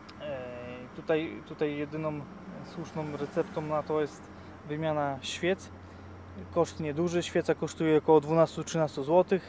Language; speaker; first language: Polish; native; Polish